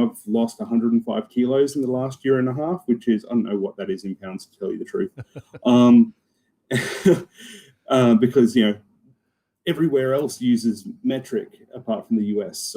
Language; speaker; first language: English; native; English